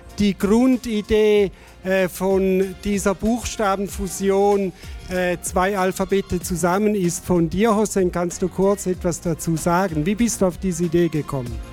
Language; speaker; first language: German; native; German